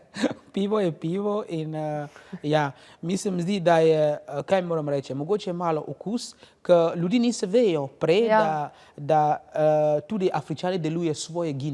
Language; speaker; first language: Slovenian; non-native, learner; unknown